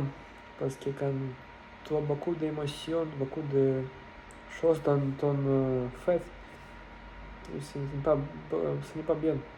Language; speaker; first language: French; non-native, learner; Russian